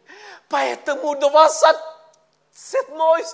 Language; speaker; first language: Russian; non-native, learner; Vietnamese